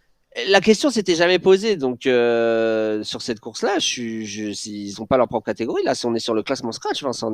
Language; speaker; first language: French; native; French